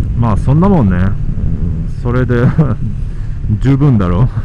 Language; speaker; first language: Japanese; non-native, learner; English